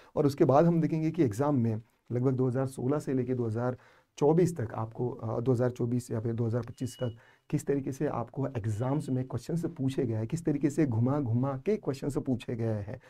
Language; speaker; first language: Hindi; non-native, local second language; Marathi